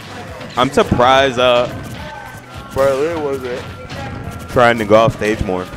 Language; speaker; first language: English; native; English